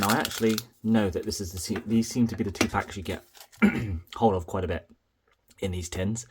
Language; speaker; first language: English; native; English